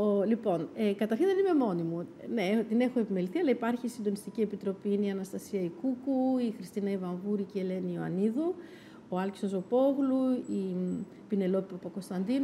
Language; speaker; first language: Greek; native; Greek